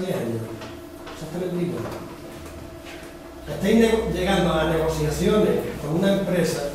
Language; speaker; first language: Spanish; native; Spanish